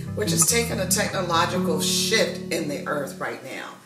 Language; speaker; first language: English; native; English